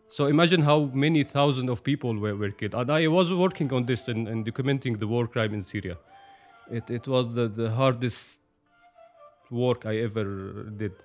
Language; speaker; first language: English; non-native, fluent; Arabic